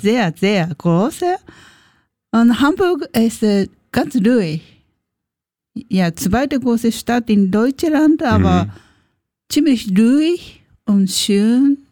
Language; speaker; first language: German; non-native, learner; Japanese